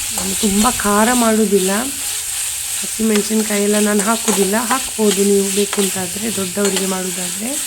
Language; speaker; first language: Kannada; non-native, local second language; Tulu